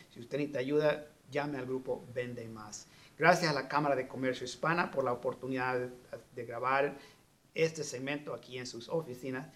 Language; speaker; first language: Spanish; native; Spanish